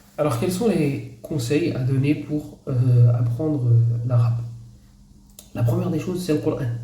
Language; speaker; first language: French; native; French